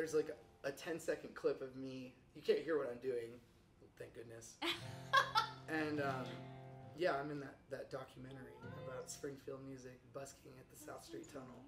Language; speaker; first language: English; native; English